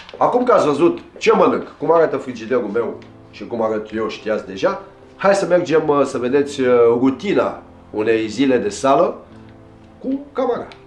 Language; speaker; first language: Romanian; early bilingual, heritage; Romanian